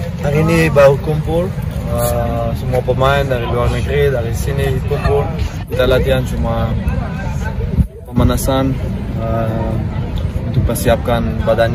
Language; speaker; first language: Indonesian; non-native, fluent; Dutch